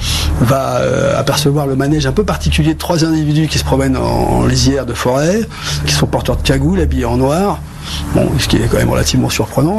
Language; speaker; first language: French; native; French